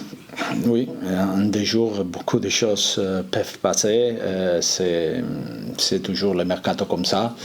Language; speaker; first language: French; non-native, fluent; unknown